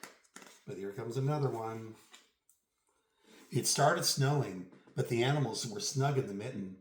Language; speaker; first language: English; native; English